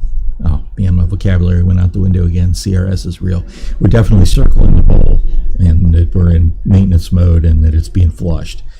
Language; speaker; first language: English; native; English